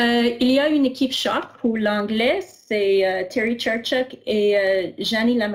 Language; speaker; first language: French; non-native, local second language; English